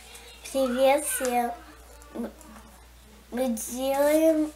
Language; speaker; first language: Russian; early bilingual, heritage; Russian